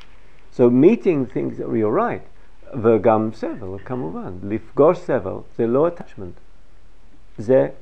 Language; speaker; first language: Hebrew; non-native, fluent; English